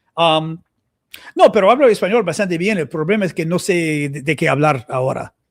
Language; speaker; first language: Spanish; non-native, learner; English